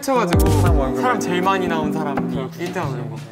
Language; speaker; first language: Korean; native; Korean